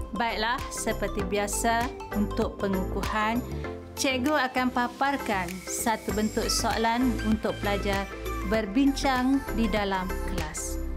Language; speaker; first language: Malay; native; Malay